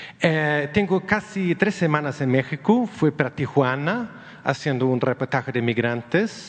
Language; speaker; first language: Spanish; non-native, learner; Swedish